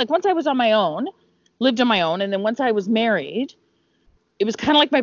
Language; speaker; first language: English; native; English